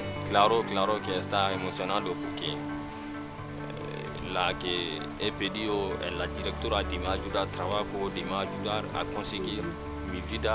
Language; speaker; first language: Spanish; non-native, learner; Bambara